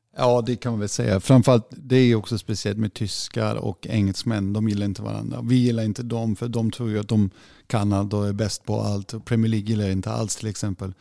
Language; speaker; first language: Swedish; non-native, fluent; German